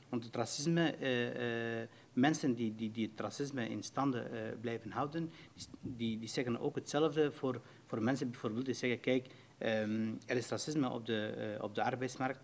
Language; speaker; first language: Dutch; non-native, fluent; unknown